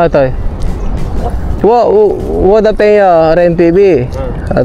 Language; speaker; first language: Chinese; non-native, learner; Filipino